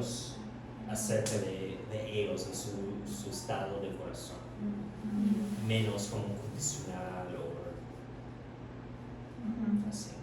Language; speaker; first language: Spanish; non-native, learner; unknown